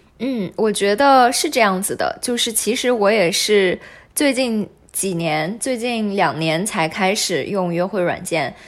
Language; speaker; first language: Chinese; native; Chinese